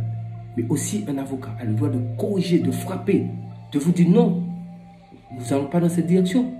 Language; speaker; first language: French; non-native, local second language; Fon